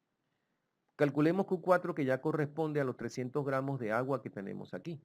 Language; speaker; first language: Spanish; native; Spanish